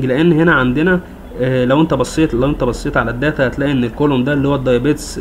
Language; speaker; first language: Arabic; native; Arabic